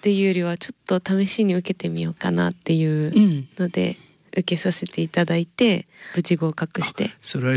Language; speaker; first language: Japanese; native; Japanese